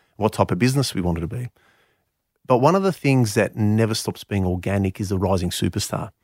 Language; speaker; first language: English; non-native, local second language; Greek